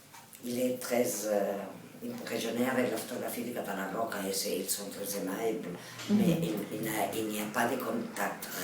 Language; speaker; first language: French; non-native, learner; Catalan